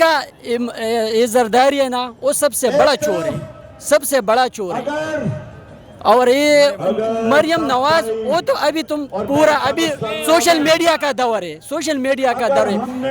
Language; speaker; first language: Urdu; non-native, local second language; Pashto